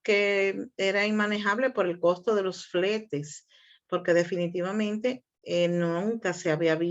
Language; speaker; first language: Spanish; native; Spanish